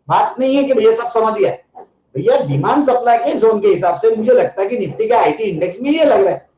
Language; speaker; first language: Hindi; non-native, local second language; Marathi